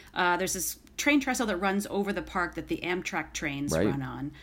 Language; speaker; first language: English; native; English